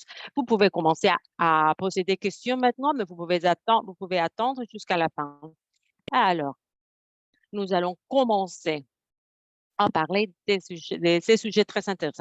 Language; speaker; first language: French; non-native, fluent; Spanish